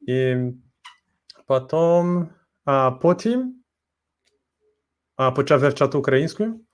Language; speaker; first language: Ukrainian; non-native, learner; Portuguese